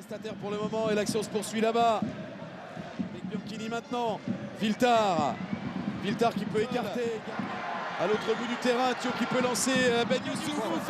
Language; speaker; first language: French; native; French